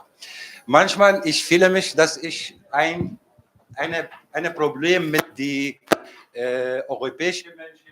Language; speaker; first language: German; non-native, learner; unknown